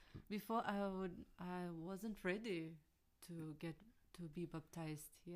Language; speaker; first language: English; non-native, fluent; Kyrgyz